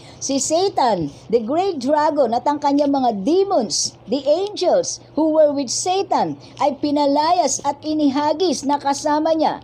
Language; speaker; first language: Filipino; native; Filipino